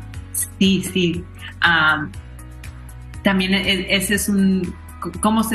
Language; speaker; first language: Spanish; early bilingual, heritage; Spanish